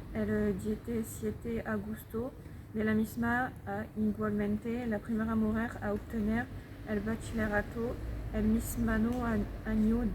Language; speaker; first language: Spanish; non-native, learner; French